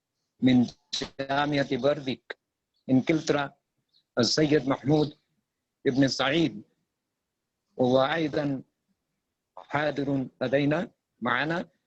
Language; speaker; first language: Arabic; non-native, fluent; Bangla